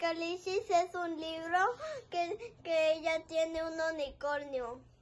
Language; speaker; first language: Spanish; early bilingual, other home language; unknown